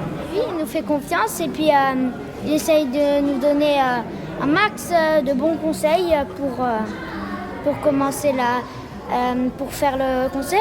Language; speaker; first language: French; native; French